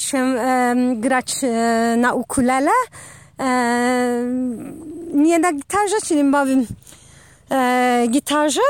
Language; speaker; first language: Polish; non-native, learner; Turkish